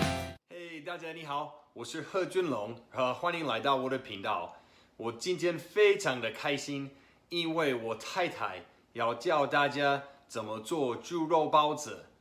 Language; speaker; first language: Chinese; non-native, fluent; English